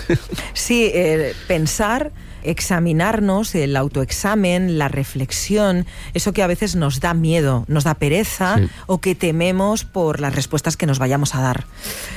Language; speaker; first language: Spanish; native; Spanish